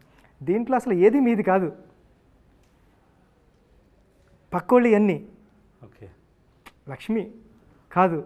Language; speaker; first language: Telugu; native; Telugu